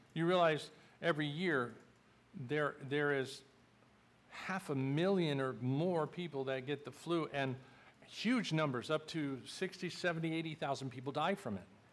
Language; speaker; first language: English; native; English